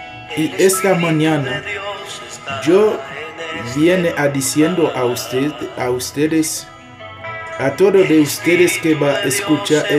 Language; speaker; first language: Spanish; non-native, learner; Haitian Creole